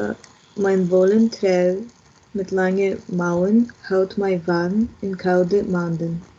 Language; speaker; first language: Dutch; non-native, learner; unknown